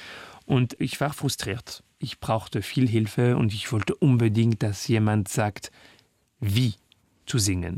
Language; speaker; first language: German; non-native, fluent; French